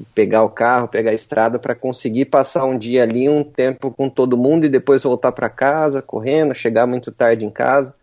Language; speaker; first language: Portuguese; native; Portuguese